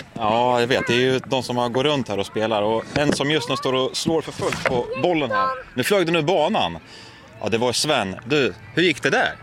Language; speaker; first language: Swedish; native; Swedish